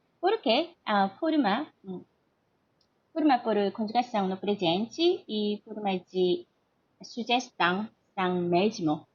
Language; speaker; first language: Portuguese; non-native, learner; Korean